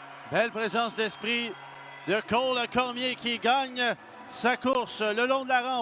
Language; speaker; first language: French; native; French